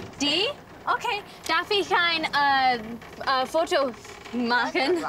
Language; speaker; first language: German; non-native, learner; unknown